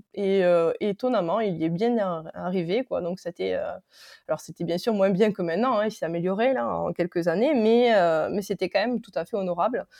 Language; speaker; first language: French; native; French